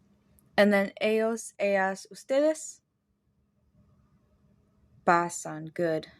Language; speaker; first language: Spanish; non-native, fluent; English